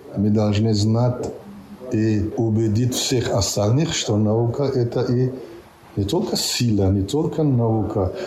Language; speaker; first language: Russian; non-native, local second language; Tajik